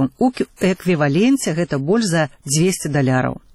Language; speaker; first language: Belarusian; native; Belarusian